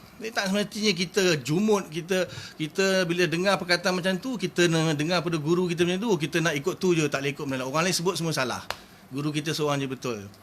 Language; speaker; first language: Malay; native; Malay